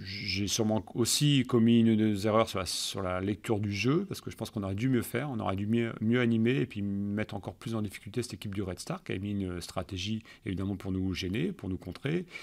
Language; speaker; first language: French; native; French